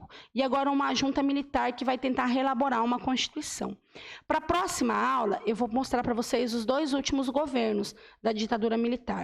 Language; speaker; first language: Portuguese; native; Portuguese